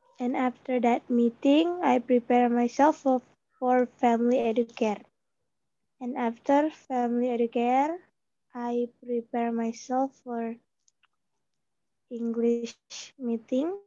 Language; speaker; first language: English; non-native, learner; Indonesian